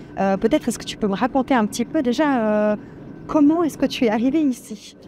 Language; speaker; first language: French; native; French